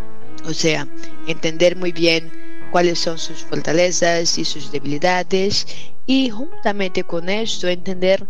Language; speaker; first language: Spanish; non-native, fluent; Portuguese